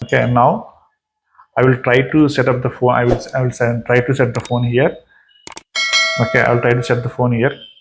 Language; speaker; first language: English; non-native, local second language; Telugu